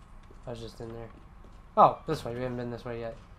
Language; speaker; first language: English; native; English